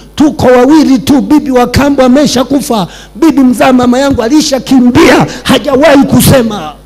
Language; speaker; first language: Swahili; non-native, local second language; Sukuma